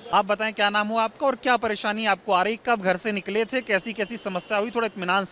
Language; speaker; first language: Hindi; native; Hindi